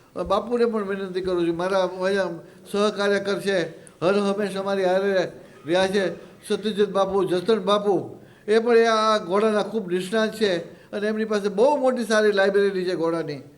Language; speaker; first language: Gujarati; native; Gujarati